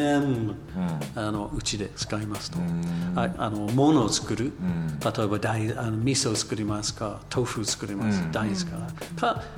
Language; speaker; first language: Japanese; non-native, learner; English